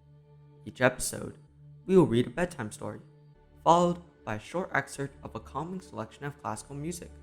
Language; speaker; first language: English; native; English